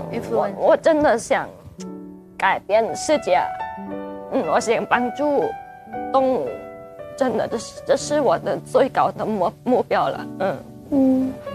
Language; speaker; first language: Chinese; non-native, fluent; Thai